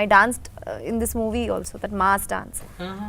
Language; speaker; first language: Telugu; non-native, learner; Bangla